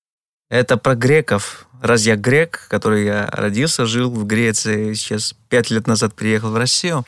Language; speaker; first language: Russian; non-native, fluent; Greek